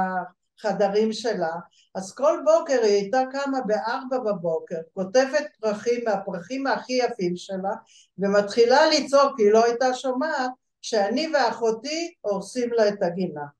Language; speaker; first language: Hebrew; early bilingual, other home language; Bulgarian